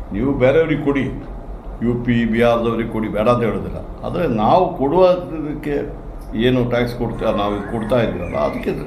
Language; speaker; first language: Kannada; non-native, local second language; Malayalam